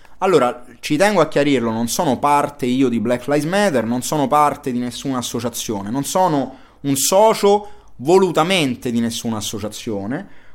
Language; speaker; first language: Italian; native; Italian